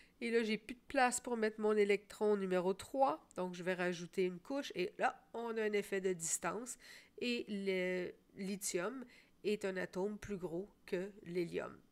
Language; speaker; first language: French; native; French